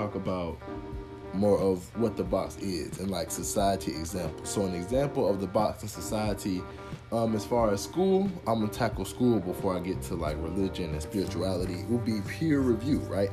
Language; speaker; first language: English; native; English